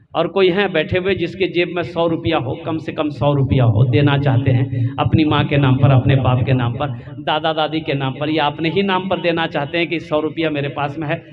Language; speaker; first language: Hindi; non-native, local second language; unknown